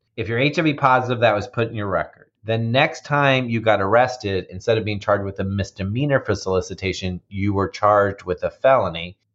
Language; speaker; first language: English; native; English